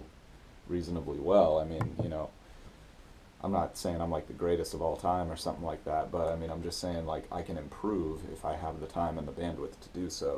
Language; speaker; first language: English; native; English